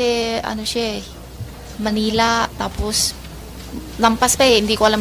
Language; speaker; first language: Filipino; non-native, learner; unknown